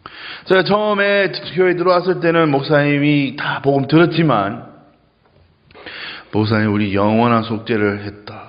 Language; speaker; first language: Korean; non-native, fluent; English